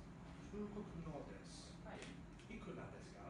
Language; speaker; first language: Japanese; non-native, learner; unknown